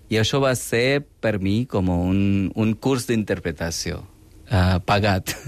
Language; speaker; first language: Catalan; non-native, fluent; Hindi